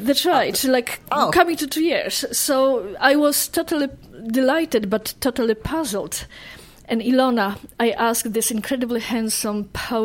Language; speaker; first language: English; non-native, fluent; Polish